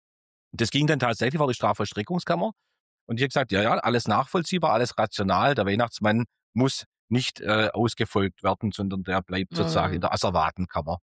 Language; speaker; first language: German; native; German